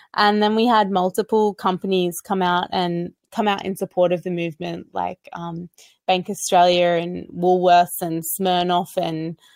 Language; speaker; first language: English; native; English